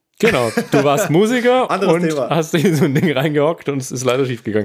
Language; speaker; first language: German; native; German